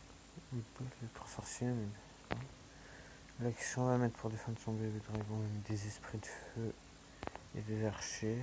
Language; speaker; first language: French; native; French